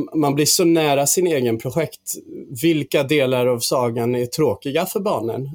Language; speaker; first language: Swedish; non-native, fluent; English